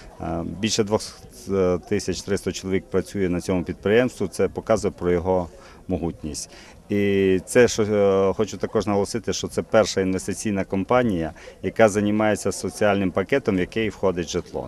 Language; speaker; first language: Ukrainian; native; Ukrainian